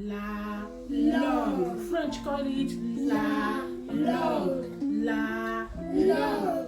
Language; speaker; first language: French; non-native, learner; Igbo